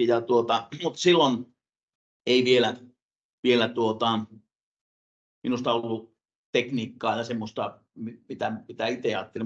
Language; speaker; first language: Finnish; native; Finnish